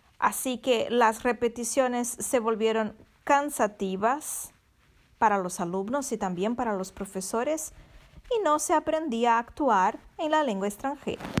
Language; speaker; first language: Spanish; non-native, fluent; Portuguese